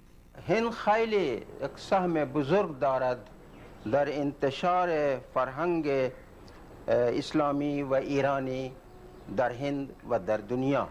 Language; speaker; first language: Persian; non-native, fluent; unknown